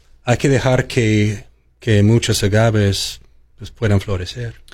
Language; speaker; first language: Spanish; non-native, fluent; English